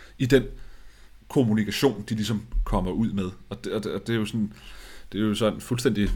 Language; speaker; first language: Danish; native; Danish